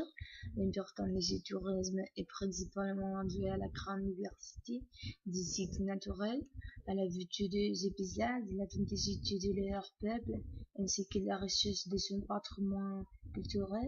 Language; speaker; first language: French; non-native, learner; Spanish